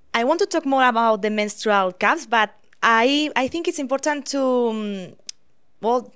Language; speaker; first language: English; non-native, fluent; Spanish